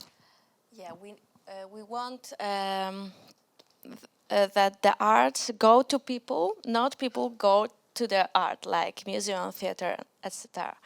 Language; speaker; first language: English; non-native, learner; Polish